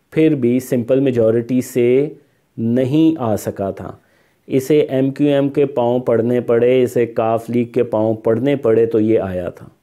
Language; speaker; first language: Urdu; non-native, local second language; Punjabi